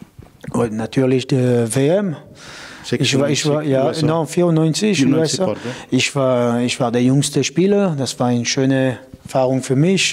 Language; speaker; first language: German; non-native, local second language; French